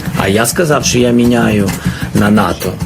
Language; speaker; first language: Ukrainian; non-native, local second language; Russian